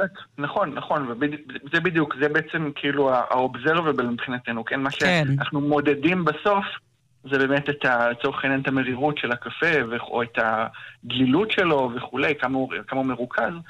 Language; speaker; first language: Hebrew; native; Hebrew